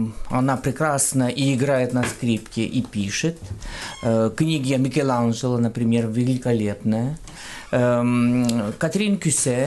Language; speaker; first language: Russian; non-native, fluent; French